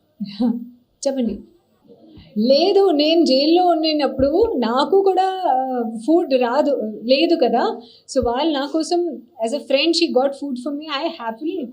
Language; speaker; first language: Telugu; non-native, learner; Hindi